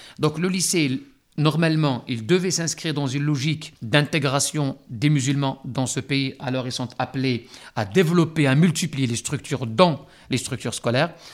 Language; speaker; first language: French; non-native, local second language; Arabic